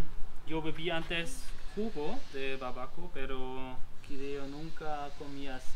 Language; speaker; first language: Spanish; non-native, learner; German